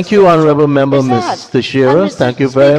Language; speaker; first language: English; native; English